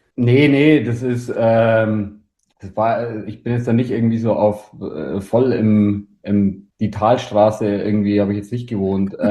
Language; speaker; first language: German; native; German